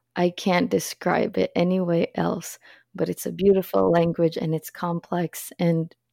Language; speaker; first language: English; early bilingual, other home language; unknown